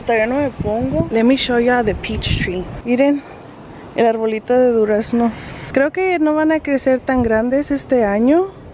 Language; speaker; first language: Spanish; early bilingual, heritage; Spanish